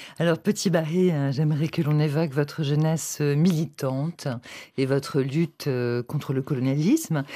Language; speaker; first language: French; native; French